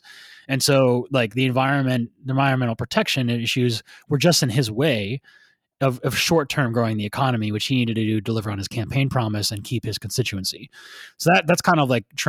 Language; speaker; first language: English; native; English